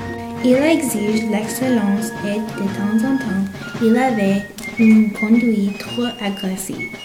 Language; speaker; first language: French; non-native, learner; English